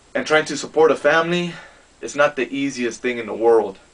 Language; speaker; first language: English; native; English